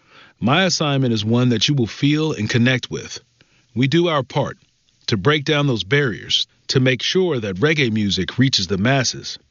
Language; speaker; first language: English; native; English